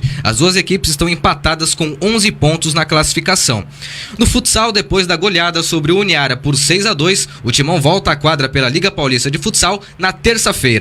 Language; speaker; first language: Portuguese; native; Portuguese